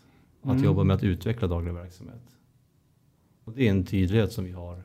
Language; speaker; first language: Swedish; native; Swedish